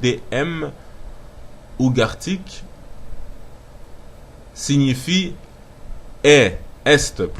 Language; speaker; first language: French; non-native, local second language; Lingala